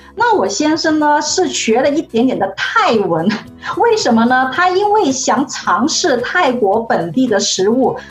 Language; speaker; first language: Chinese; native; Chinese